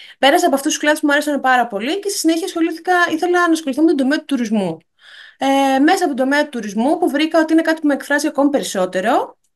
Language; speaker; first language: Greek; native; Greek